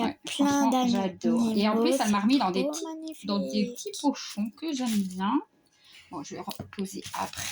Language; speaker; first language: French; native; French